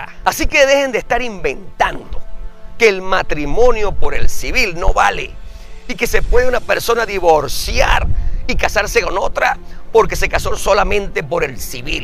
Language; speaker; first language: Spanish; native; Spanish